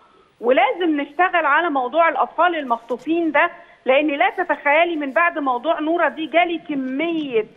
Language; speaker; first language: Arabic; native; Arabic